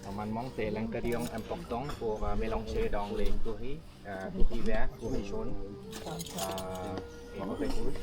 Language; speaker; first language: French; non-native, fluent; Thai